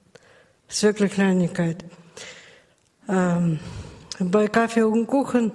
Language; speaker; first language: German; non-native, learner; Russian